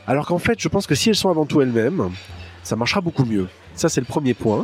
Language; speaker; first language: French; native; French